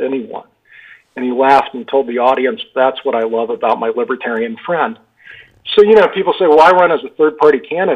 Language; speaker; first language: English; native; English